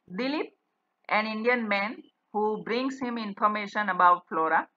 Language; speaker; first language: English; non-native, local second language; Gujarati